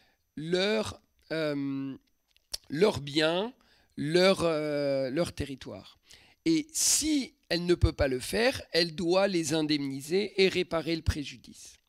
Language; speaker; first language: French; native; French